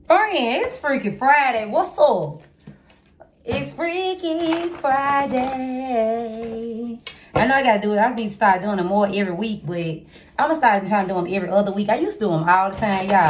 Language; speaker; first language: English; native; English